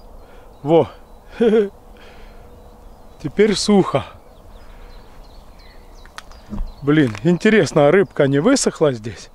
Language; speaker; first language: Russian; native; Russian